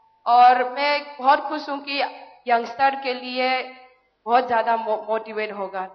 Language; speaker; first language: Hindi; non-native, local second language; Manipuri